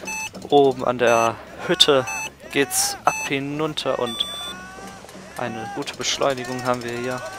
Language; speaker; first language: German; native; German